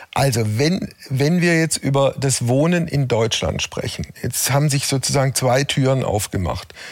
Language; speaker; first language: German; native; German